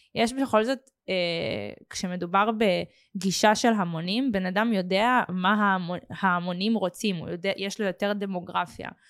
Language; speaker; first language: Hebrew; native; Hebrew